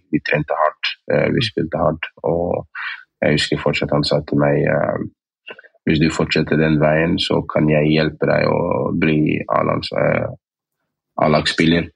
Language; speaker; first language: Norwegian; early bilingual, other home language; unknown